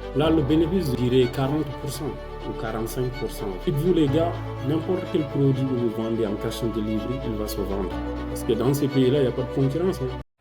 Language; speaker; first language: French; non-native, local second language; Wolof